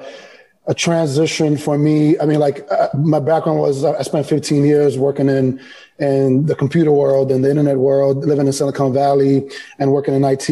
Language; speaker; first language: English; early bilingual, other home language; Spanish